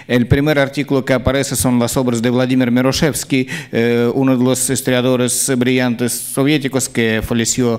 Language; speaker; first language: Spanish; non-native, fluent; Russian